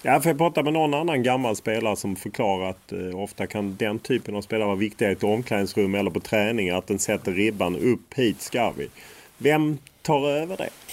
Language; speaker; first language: Swedish; native; Swedish